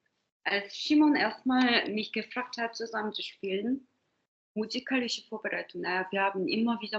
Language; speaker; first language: German; non-native, fluent; Korean